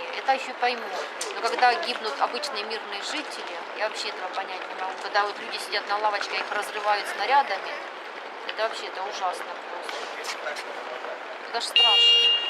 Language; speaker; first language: Russian; native; Russian